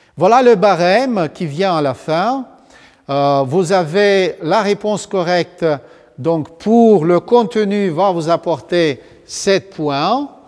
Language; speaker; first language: French; non-native, fluent; Romanian